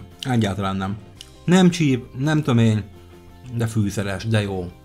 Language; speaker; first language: Hungarian; native; Hungarian